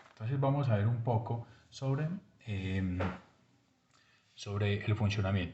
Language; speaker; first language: Spanish; native; Spanish